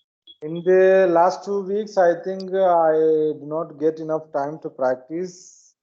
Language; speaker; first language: English; non-native, learner; Malayalam